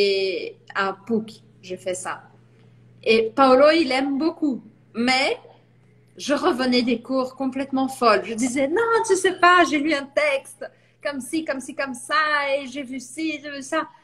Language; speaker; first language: French; non-native, fluent; Portuguese